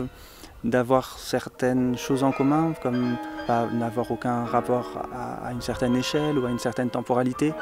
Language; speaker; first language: French; native; French